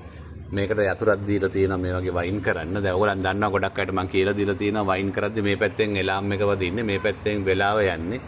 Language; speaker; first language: Sinhala; native; Sinhala